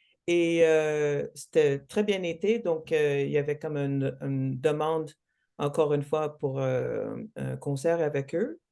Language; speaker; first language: French; non-native, local second language; English